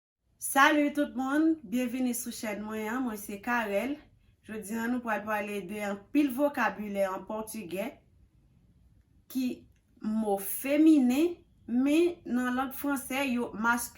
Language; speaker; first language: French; non-native, local second language; Haitian Creole